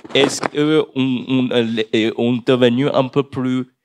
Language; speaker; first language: French; non-native, fluent; English